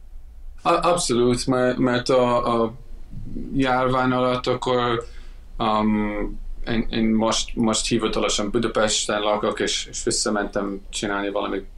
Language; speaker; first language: Hungarian; non-native, fluent; English